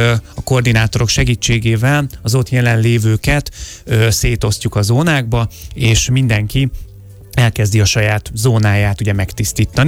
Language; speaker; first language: Hungarian; native; Hungarian